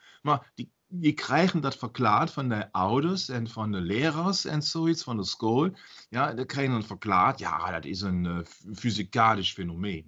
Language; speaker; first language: Dutch; non-native, learner; German